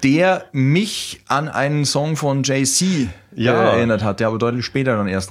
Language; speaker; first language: German; native; German